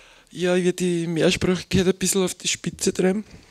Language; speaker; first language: German; native; German